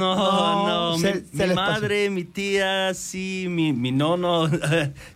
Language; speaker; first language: Spanish; non-native, learner; English